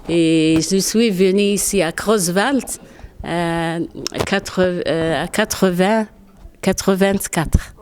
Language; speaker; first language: French; non-native, learner; Arabic